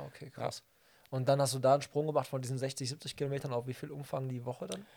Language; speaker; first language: German; native; German